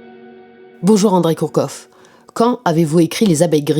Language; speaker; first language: French; native; French